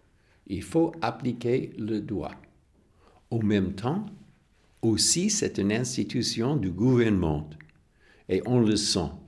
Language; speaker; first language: French; non-native, fluent; English